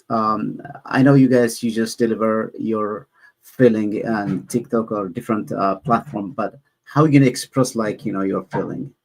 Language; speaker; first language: English; non-native, learner; Amharic